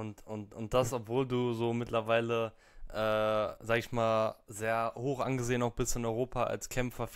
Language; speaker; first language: German; native; German